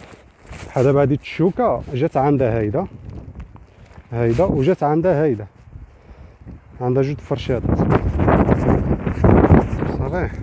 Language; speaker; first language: Arabic; native; Arabic